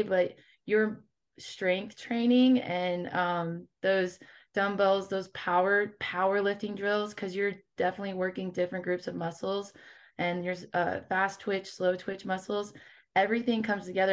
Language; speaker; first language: English; native; English